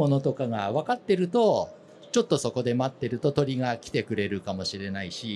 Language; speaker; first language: Japanese; native; Japanese